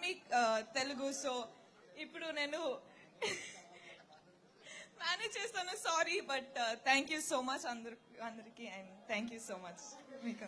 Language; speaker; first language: Telugu; non-native, learner; Kannada